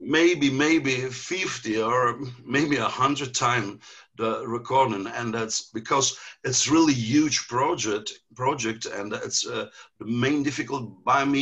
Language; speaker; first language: English; non-native, learner; Italian